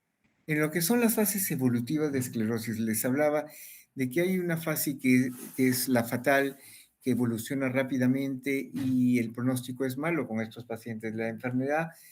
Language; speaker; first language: Spanish; native; Spanish